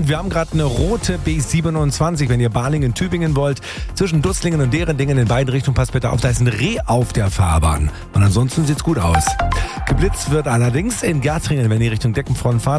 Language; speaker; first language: German; native; German